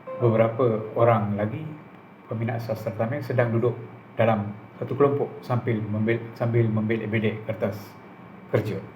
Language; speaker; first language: Malay; non-native, local second language; Tamil